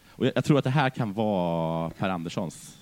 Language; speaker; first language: Swedish; native; Swedish